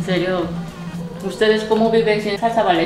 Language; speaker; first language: Spanish; non-native, learner; Korean